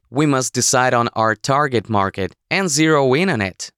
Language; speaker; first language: English; non-native, fluent; Russian